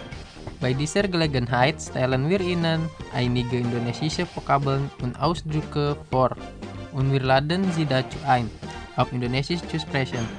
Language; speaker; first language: German; non-native, fluent; Indonesian